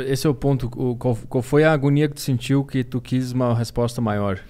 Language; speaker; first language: Portuguese; native; Portuguese